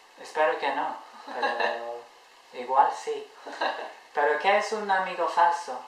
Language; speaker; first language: Spanish; non-native, fluent; English